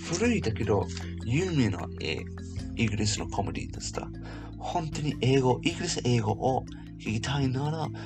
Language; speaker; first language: Japanese; non-native, learner; English